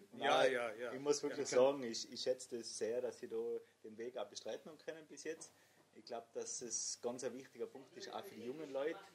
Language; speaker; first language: German; native; German